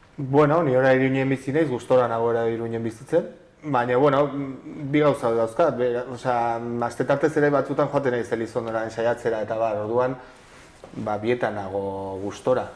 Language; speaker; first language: Basque; native; Basque